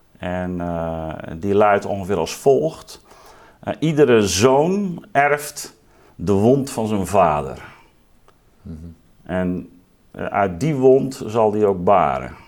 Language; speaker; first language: Dutch; native; Dutch